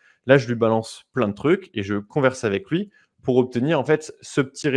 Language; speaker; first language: French; native; French